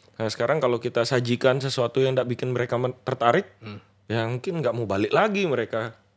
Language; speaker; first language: Indonesian; non-native, local second language; Sasak